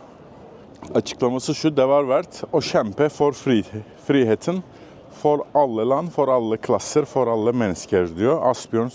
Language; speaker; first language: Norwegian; non-native, learner; Turkish